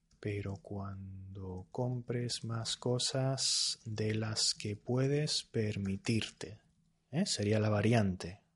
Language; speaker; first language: Spanish; native; Spanish